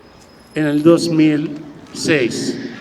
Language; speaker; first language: Spanish; non-native, fluent; Arabic